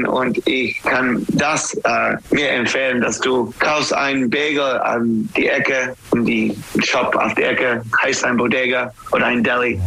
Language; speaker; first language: German; non-native, learner; English